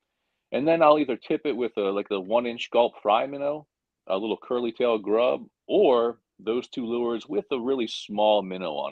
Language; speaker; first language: English; native; English